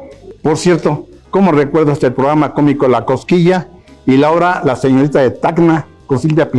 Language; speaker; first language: Spanish; native; Spanish